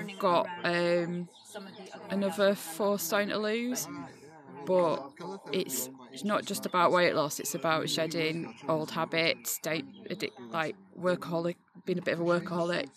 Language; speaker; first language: English; native; English